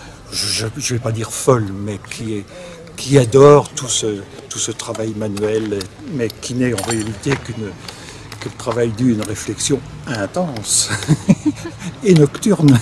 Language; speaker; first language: French; native; French